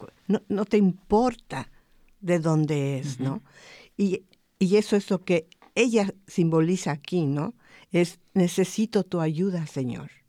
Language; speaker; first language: Spanish; native; Spanish